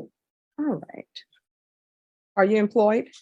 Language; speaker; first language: English; native; English